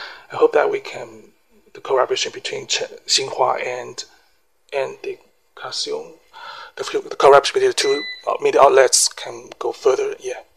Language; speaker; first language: English; non-native, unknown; Chinese